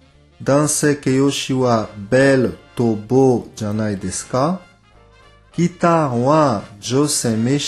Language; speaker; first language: Japanese; non-native, fluent; French